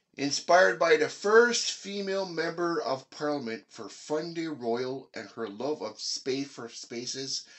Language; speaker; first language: English; early bilingual, other home language; French